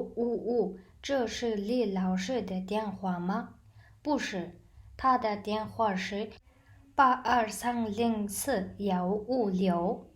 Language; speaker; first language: Chinese; non-native, fluent; Mongolian